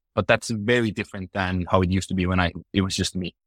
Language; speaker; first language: English; non-native, fluent; Estonian